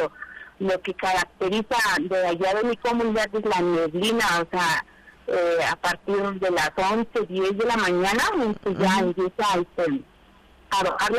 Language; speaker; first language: Spanish; native; Spanish